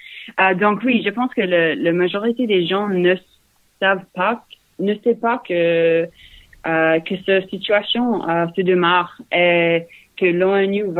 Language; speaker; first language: French; non-native, learner; English